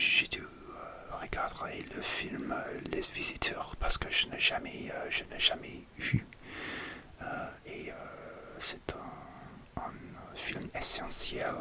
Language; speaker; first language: French; non-native, learner; English